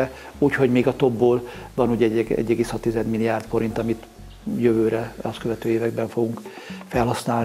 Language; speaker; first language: Hungarian; native; Hungarian